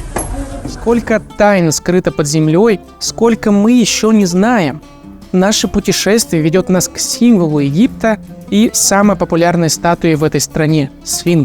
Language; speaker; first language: Russian; native; Russian